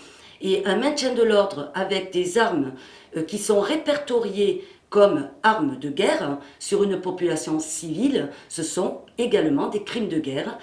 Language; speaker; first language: French; native; French